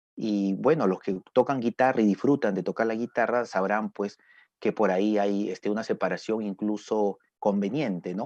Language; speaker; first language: Spanish; native; Spanish